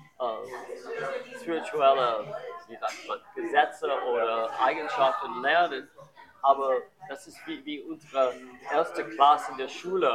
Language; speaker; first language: German; non-native, learner; English